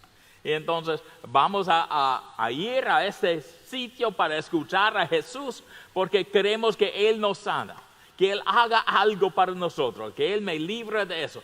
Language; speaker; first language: Spanish; non-native, fluent; English